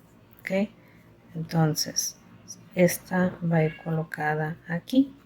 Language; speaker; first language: Spanish; native; Spanish